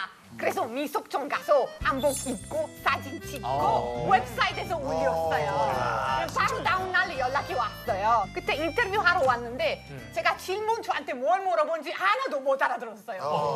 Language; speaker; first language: Korean; non-native, fluent; Italian